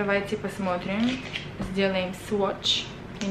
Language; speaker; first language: Russian; early bilingual, other home language; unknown